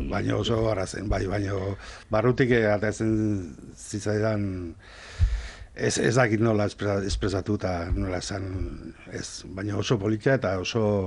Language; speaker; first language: Basque; non-native, local second language; Spanish